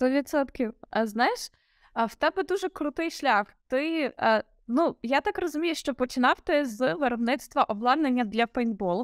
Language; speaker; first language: Ukrainian; native; Ukrainian